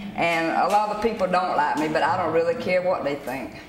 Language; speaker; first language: English; native; English